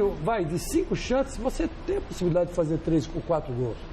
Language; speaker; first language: Portuguese; native; Portuguese